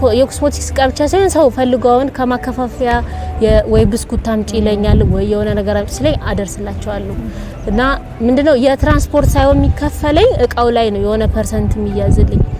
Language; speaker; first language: Amharic; native; Amharic